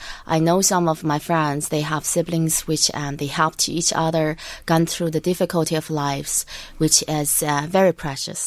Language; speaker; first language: English; non-native, learner; Chinese